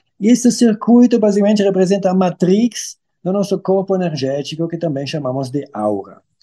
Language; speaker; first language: Portuguese; non-native, fluent; German